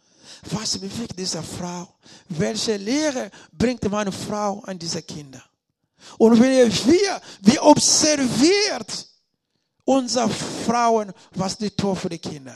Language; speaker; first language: German; non-native, learner; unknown